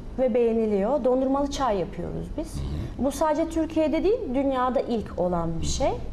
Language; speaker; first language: Turkish; native; Turkish